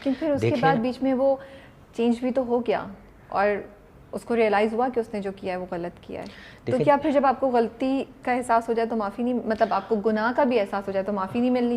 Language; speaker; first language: Urdu; native; Urdu